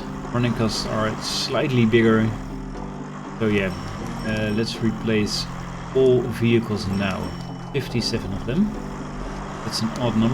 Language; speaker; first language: English; non-native, fluent; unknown